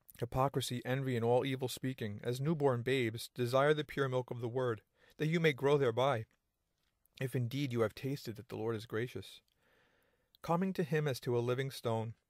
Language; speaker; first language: English; native; English